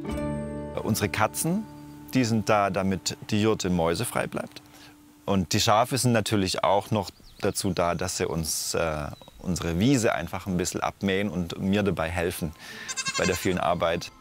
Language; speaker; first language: German; native; German